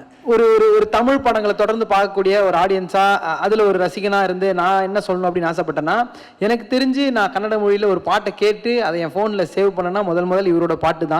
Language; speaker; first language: Tamil; native; Tamil